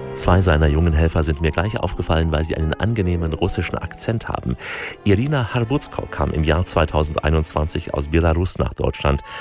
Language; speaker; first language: German; native; German